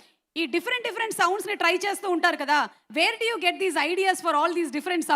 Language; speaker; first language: Telugu; native; Telugu